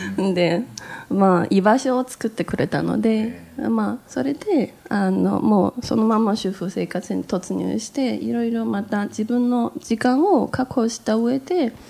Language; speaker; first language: Japanese; non-native, fluent; Chinese